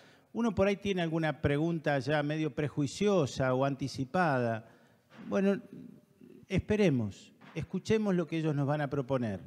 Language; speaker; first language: Spanish; native; Spanish